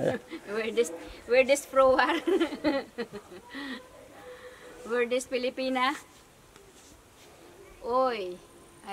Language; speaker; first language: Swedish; non-native, learner; Cebuano